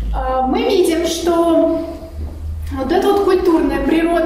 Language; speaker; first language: Russian; native; Russian